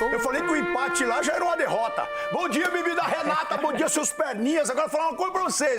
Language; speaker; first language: Portuguese; native; Portuguese